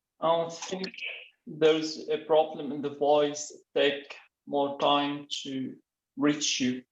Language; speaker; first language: English; non-native, fluent; Arabic